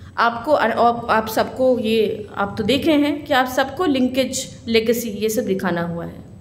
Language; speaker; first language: Hindi; non-native, local second language; Bangla